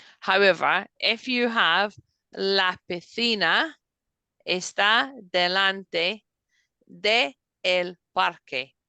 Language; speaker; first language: Spanish; non-native, fluent; English